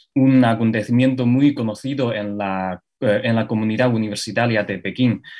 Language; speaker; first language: Spanish; non-native, fluent; Chinese